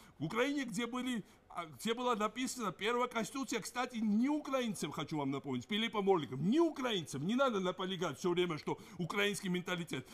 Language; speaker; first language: Russian; non-native, local second language; Georgian